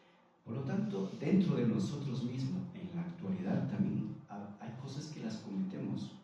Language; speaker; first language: Spanish; native; Spanish